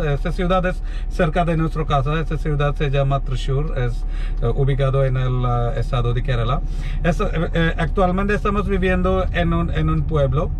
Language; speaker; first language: Spanish; non-native, learner; Malayalam